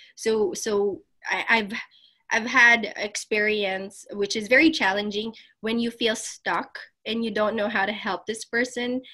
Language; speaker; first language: English; non-native, local second language; Filipino